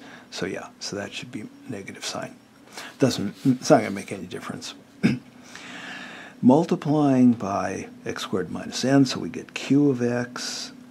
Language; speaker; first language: English; native; English